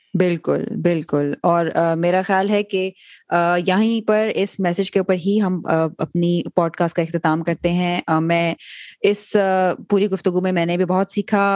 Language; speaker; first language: Urdu; native; Urdu